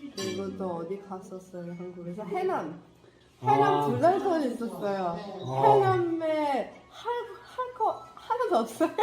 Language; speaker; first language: Korean; non-native, fluent; Arabic